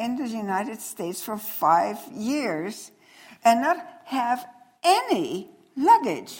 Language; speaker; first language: English; non-native, fluent; Dutch